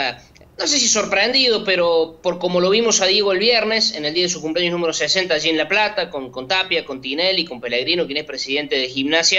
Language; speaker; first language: Spanish; native; Spanish